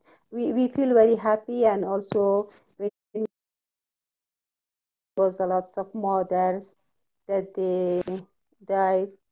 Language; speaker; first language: English; non-native, learner; Persian